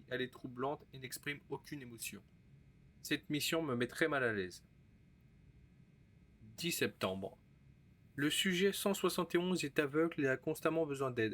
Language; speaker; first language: French; native; French